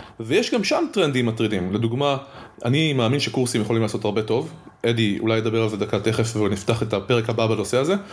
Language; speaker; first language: Hebrew; native; Hebrew